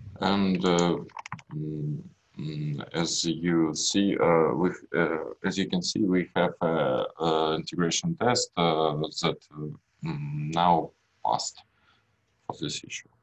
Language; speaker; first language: English; non-native, learner; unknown